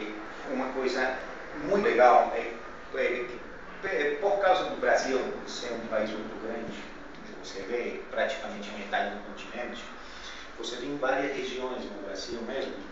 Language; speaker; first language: Portuguese; non-native, fluent; Spanish